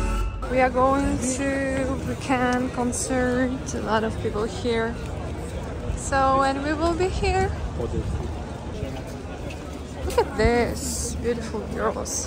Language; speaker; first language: English; non-native, learner; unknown